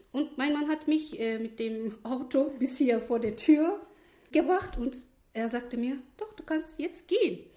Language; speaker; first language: German; non-native, learner; Turkish